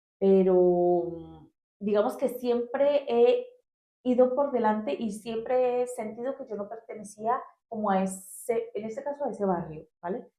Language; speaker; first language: Spanish; native; Spanish